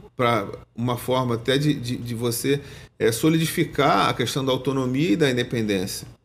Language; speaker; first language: Portuguese; native; Portuguese